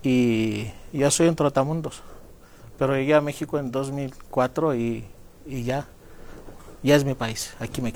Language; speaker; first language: Spanish; non-native, fluent; Greek